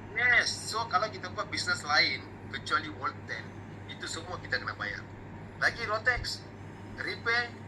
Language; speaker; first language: Malay; non-native, local second language; Tamil